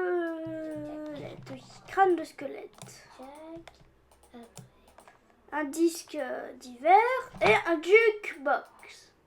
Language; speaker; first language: French; native; French